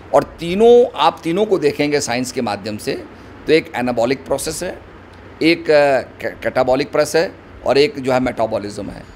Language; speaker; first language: Hindi; native; Hindi